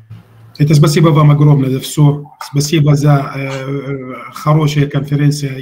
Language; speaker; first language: Russian; non-native, fluent; Arabic